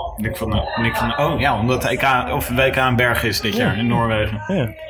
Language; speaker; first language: Dutch; native; Dutch